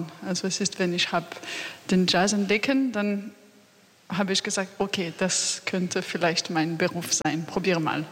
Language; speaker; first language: German; non-native, learner; French